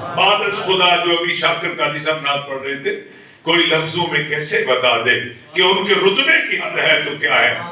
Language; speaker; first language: Urdu; non-native, local second language; Punjabi